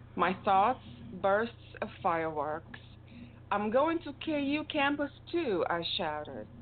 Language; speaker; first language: English; non-native, fluent; Romanian